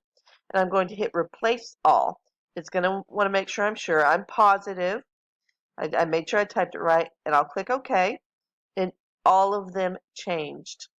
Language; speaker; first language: English; native; English